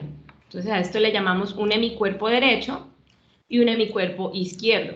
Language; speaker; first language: Spanish; native; Spanish